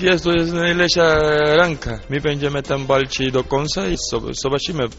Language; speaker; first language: Polish; non-native, learner; Spanish